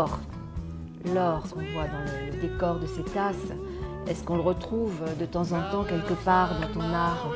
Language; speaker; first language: French; native; French